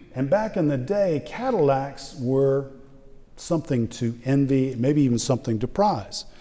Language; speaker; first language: English; native; English